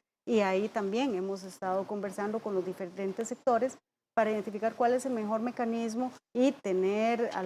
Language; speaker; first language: Spanish; native; Spanish